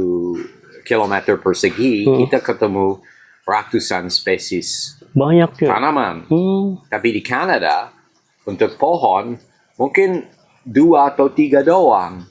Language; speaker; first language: Indonesian; non-native, fluent; English